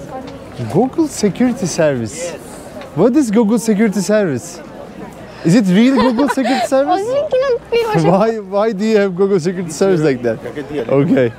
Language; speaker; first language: English; non-native, learner; Turkish